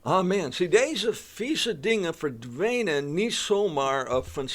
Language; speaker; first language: Dutch; non-native, fluent; English